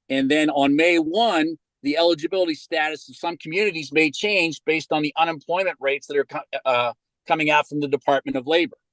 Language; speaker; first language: English; native; English